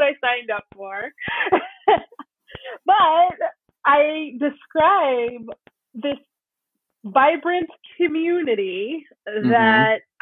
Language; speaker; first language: English; native; English